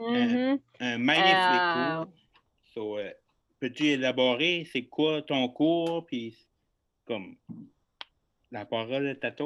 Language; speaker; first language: French; native; French